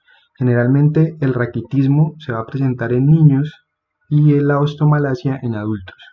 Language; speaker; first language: Spanish; native; Spanish